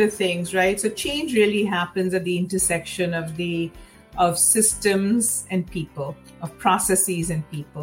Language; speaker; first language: English; non-native, local second language; Hindi